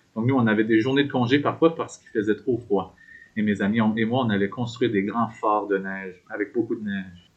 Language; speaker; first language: French; native; French